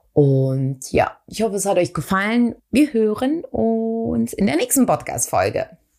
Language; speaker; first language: German; early bilingual, other home language; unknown